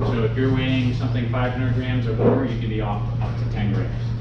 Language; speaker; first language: English; native; English